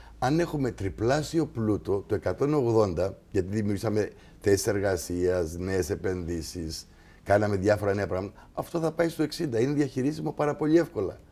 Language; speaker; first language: Greek; native; Greek